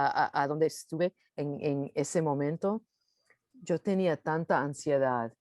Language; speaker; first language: Spanish; early bilingual, heritage; English